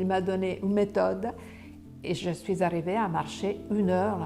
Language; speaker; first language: French; non-native, fluent; Italian